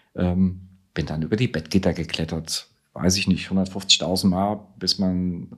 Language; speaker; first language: German; native; German